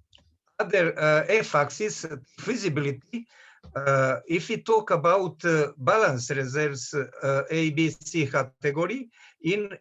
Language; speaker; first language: English; non-native, learner; Serbian